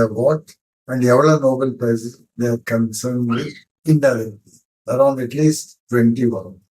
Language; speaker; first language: Tamil; non-native, fluent; Konkani